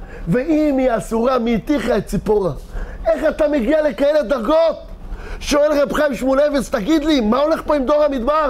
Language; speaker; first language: Hebrew; native; Hebrew